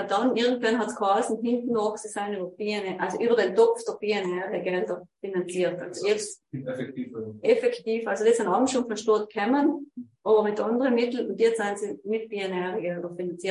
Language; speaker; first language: German; native; German